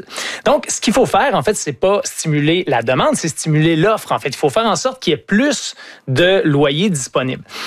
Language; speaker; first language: French; native; French